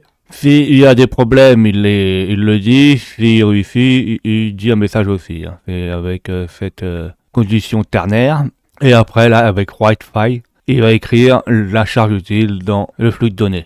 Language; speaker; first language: French; native; French